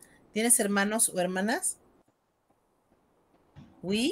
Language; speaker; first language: Spanish; native; Spanish